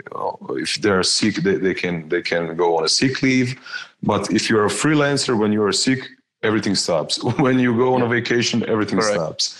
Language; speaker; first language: English; non-native, fluent; Croatian